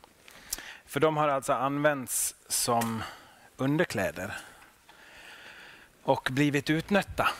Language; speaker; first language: Swedish; non-native, local second language; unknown